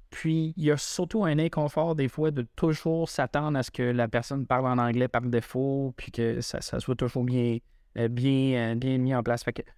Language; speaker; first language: French; native; French